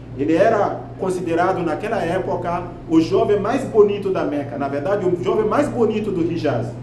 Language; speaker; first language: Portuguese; non-native, fluent; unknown